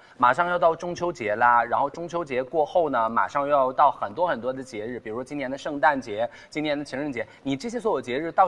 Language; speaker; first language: Chinese; native; Chinese